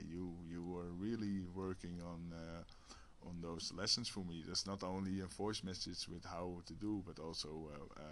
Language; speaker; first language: English; non-native, fluent; Dutch